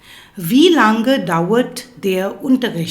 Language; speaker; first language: German; non-native, fluent; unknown